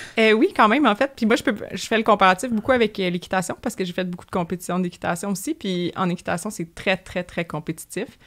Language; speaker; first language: French; native; French